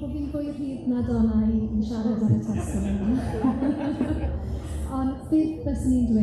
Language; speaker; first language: Welsh; native; Welsh